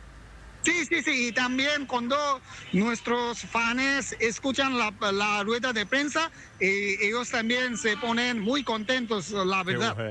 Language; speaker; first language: Spanish; non-native, fluent; Bangla